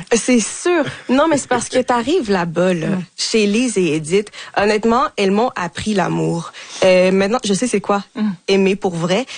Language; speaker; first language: French; native; French